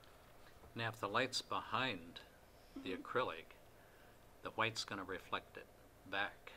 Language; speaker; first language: English; native; English